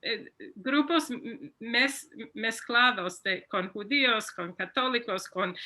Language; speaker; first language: Spanish; non-native, fluent; English